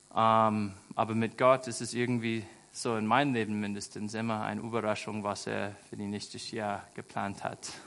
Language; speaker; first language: German; non-native, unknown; English